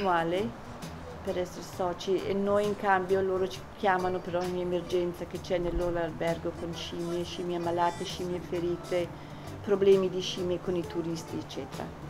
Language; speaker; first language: Italian; early bilingual, heritage; Italian